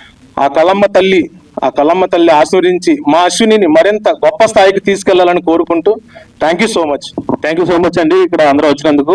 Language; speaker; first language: Telugu; native; Telugu